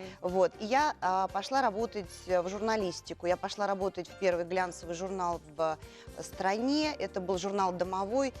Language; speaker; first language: Russian; native; Russian